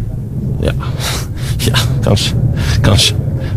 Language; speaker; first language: Norwegian; non-native, learner; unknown